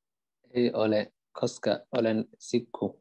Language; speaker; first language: Finnish; non-native, learner; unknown